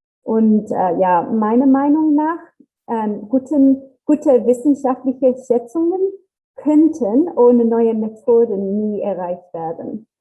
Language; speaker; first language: German; non-native, learner; English